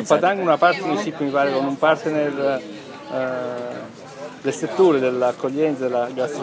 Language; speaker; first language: Italian; native; Italian